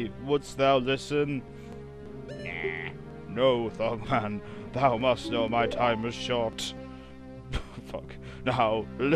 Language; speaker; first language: English; native; English